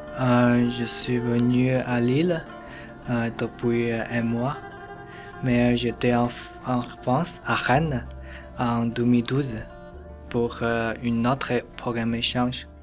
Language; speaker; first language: French; non-native, learner; Chinese